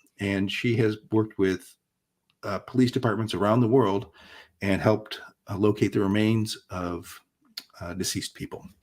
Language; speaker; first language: English; native; English